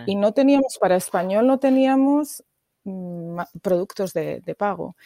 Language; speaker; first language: Spanish; native; Spanish